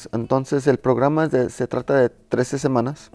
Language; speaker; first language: Spanish; early bilingual, heritage; Spanish